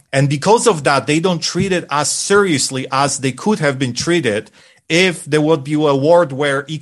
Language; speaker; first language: English; non-native, fluent; Polish